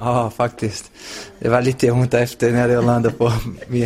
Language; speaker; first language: Swedish; non-native, learner; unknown